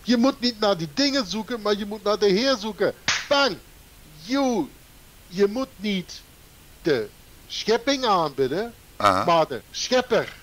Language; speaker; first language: Dutch; non-native, fluent; German